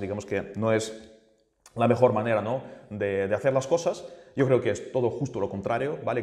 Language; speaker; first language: Spanish; native; Spanish